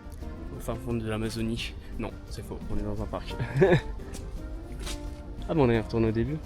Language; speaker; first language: French; native; French